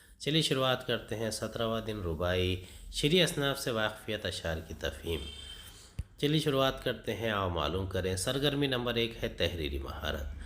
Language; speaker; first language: Urdu; native; Urdu